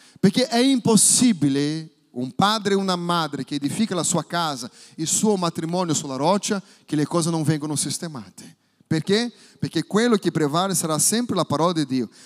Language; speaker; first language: Italian; non-native, fluent; Portuguese